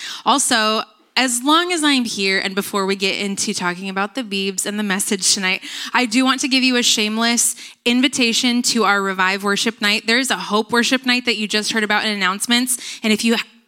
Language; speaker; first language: English; native; English